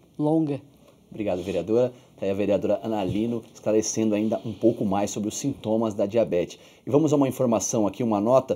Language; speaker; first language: Portuguese; native; Portuguese